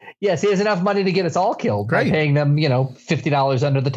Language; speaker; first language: English; native; English